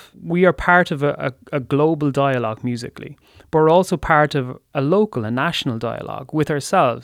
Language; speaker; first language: English; native; English